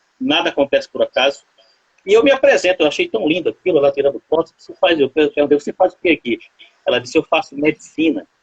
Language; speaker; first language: Portuguese; native; Portuguese